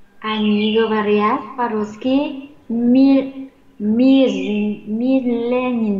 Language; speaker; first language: Russian; non-native, learner; Vietnamese